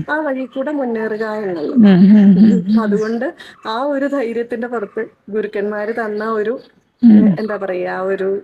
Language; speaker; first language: Malayalam; non-native, local second language; Tamil